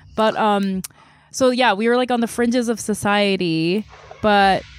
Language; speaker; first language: English; non-native, fluent; Korean